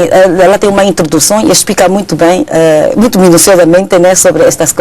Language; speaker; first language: Portuguese; non-native, fluent; Chinese